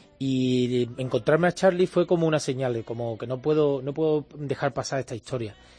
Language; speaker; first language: Spanish; native; Spanish